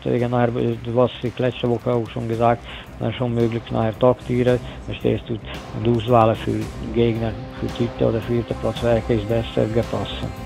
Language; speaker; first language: German; non-native, learner; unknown